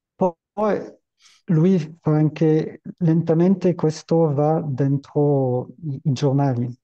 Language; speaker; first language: Italian; non-native, fluent; French